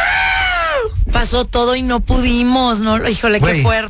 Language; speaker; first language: Spanish; native; Spanish